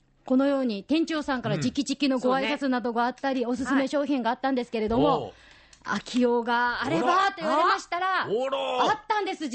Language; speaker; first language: Japanese; native; Japanese